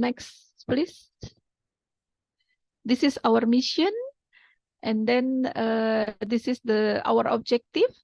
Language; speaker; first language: English; non-native, fluent; Indonesian